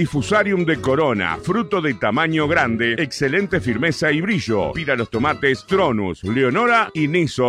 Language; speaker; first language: Spanish; native; Spanish